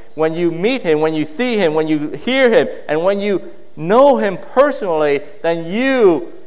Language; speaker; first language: English; early bilingual, other home language; Vietnamese